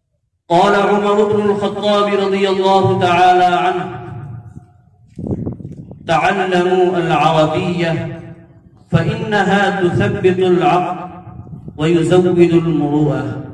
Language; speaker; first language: Arabic; non-native, fluent; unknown